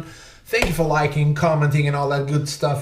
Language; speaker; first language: English; native; English